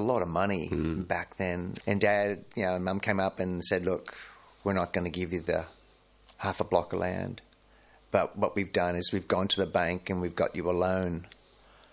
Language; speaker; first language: English; native; English